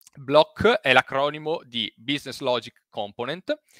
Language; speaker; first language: Italian; native; Italian